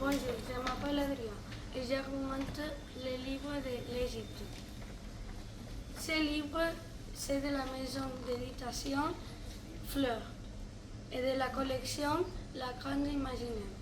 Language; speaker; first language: French; non-native, learner; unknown